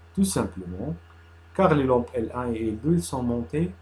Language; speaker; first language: French; non-native, local second language; Arabic